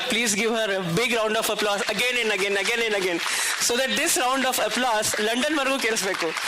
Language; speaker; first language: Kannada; non-native, local second language; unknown